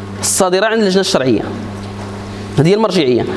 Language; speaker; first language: Arabic; native; Arabic